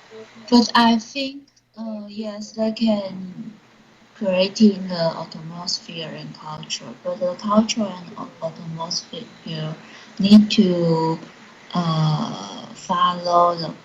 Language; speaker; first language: English; non-native, learner; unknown